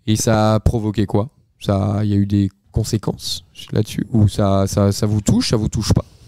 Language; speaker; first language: French; native; French